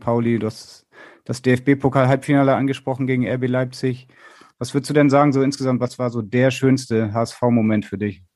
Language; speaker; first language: German; native; German